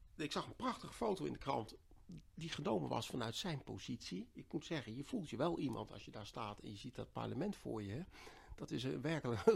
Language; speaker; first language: Dutch; native; Dutch